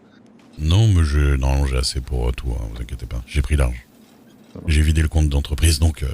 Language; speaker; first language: French; native; French